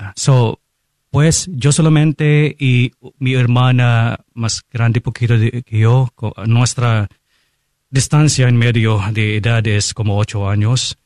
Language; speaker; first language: Spanish; non-native, fluent; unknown